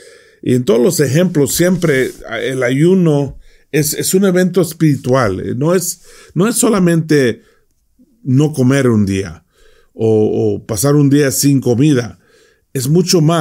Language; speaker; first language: Spanish; non-native, fluent; English